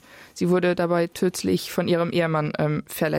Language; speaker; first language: German; non-native, local second language; Luxembourgish